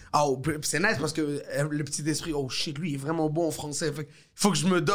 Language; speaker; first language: French; early bilingual, other home language; Arabic